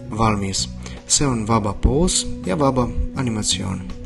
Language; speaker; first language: Estonian; non-native, learner; Belarusian